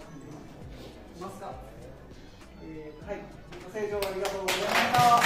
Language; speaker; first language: Japanese; non-native, learner; Punjabi